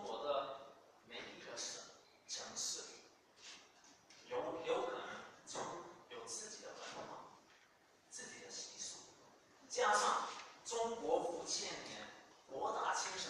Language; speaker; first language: Chinese; non-native, fluent; Finnish